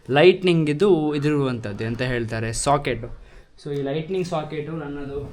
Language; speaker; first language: Kannada; non-native, local second language; Tulu